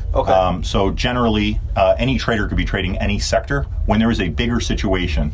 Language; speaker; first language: English; early bilingual, other home language; Turkish